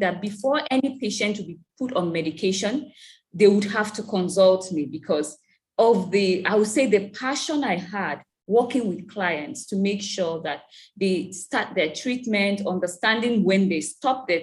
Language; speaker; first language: English; non-native, local second language; Igbo